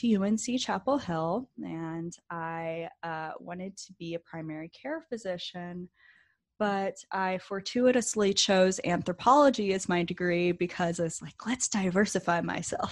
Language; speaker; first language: English; native; English